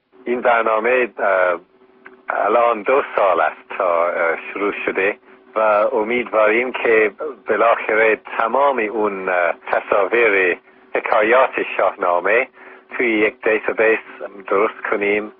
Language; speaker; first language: Persian; non-native, fluent; English